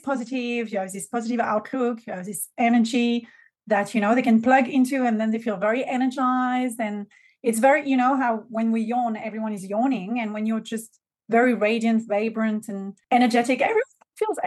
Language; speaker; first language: English; non-native, fluent; French